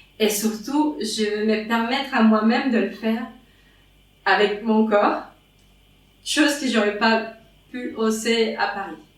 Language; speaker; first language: French; non-native, fluent; Spanish